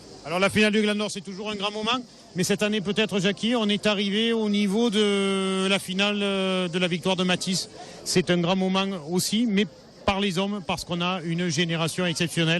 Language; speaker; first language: French; native; French